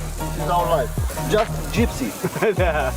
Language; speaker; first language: English; non-native, learner; Romanian